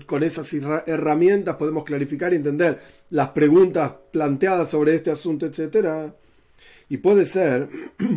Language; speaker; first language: Spanish; native; Spanish